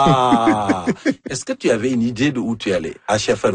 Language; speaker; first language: French; native; French